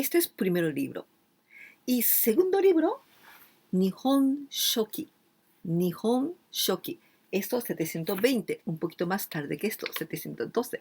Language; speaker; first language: Spanish; non-native, fluent; Japanese